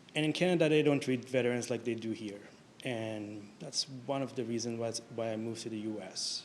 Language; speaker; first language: English; non-native, fluent; Hebrew